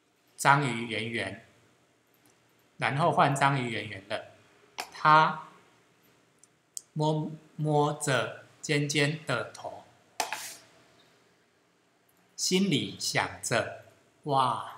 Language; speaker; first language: Chinese; native; Chinese